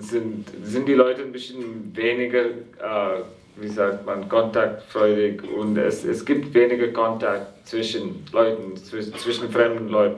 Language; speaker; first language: German; non-native, fluent; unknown